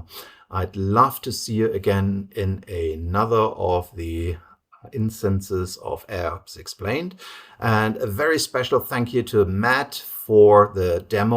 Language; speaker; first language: English; non-native, fluent; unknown